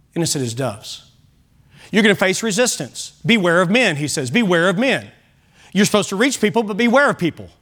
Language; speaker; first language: English; native; English